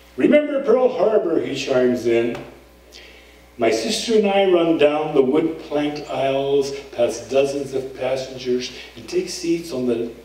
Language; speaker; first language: English; early bilingual, other home language; Spanish